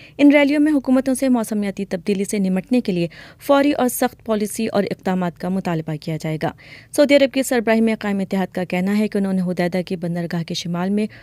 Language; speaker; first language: Urdu; native; Urdu